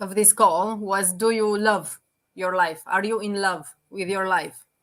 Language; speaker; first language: English; non-native, fluent; Romanian